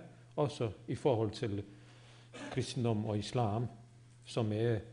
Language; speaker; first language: Swedish; non-native, fluent; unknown